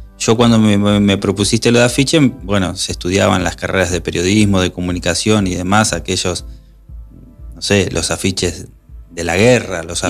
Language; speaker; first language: Spanish; native; Spanish